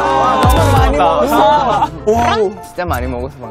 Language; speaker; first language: Korean; non-native, learner; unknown